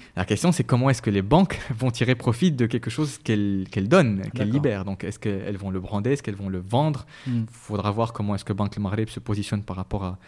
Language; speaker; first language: French; non-native, local second language; Arabic